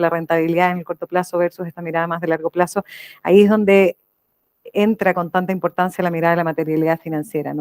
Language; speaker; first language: Spanish; native; Spanish